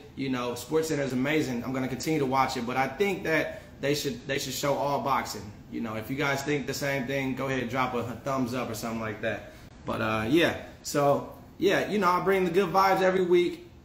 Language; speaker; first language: English; native; English